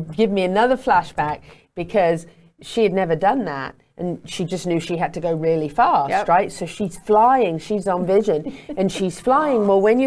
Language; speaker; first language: English; native; English